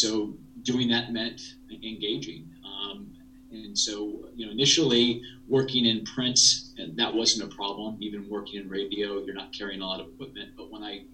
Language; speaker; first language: English; native; English